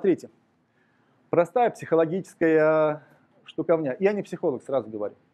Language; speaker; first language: Russian; native; Russian